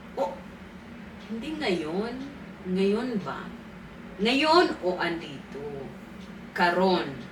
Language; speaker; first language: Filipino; non-native, fluent; Swahili